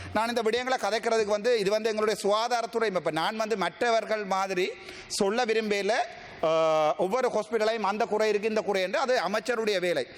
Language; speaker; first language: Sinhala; non-native, local second language; Tamil